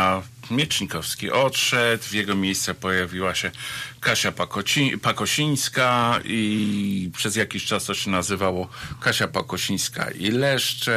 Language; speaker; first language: Polish; native; Polish